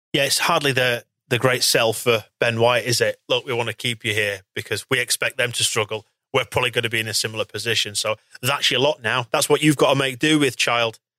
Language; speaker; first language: English; native; English